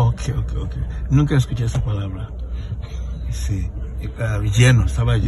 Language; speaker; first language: Spanish; non-native, learner; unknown